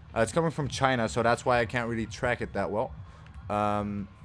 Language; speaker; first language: English; non-native, fluent; Dutch